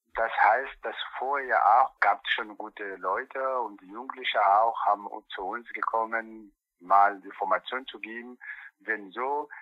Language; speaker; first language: German; non-native, learner; Portuguese